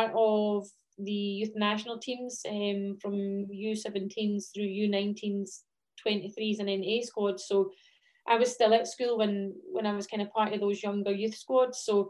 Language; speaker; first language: English; native; English